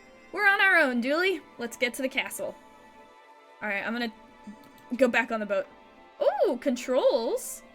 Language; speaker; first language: English; native; English